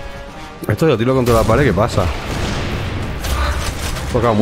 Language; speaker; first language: Spanish; native; Spanish